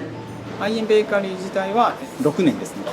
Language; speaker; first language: Japanese; native; Japanese